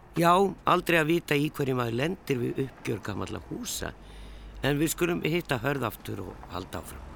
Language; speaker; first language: Icelandic; native; Icelandic